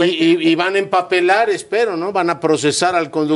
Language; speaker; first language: Spanish; native; Spanish